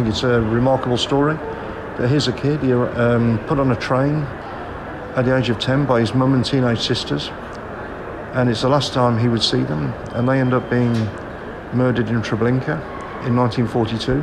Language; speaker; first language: English; native; English